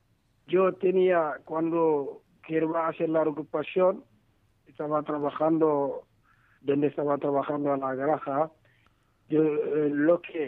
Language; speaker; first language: Spanish; non-native, learner; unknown